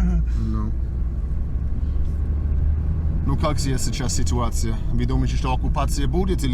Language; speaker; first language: Russian; non-native, learner; English